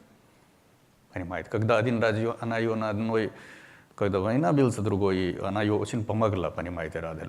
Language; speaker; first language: Russian; non-native, learner; Hindi